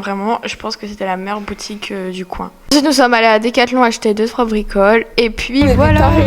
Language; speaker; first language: French; native; French